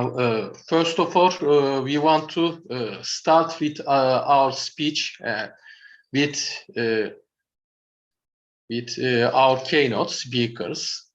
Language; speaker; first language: English; non-native, learner; Turkish